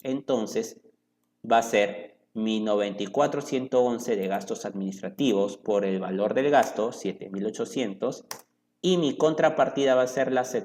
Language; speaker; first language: Spanish; native; Spanish